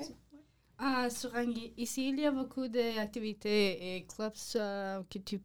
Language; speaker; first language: French; non-native, learner; English